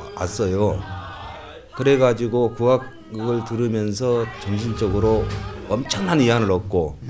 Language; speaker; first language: Korean; native; Korean